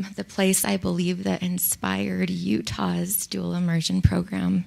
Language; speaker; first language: English; early bilingual, other home language; Spanish